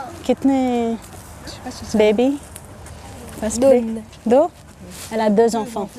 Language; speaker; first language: French; non-native, fluent; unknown